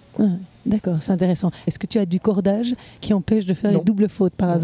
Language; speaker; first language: French; native; French